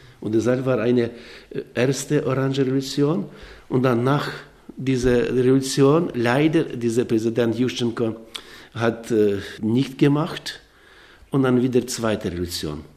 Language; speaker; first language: German; non-native, learner; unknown